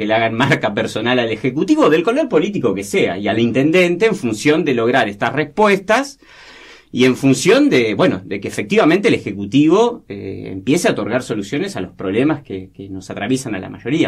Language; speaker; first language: Spanish; native; Spanish